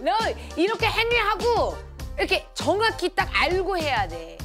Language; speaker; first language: Korean; early bilingual, heritage; Korean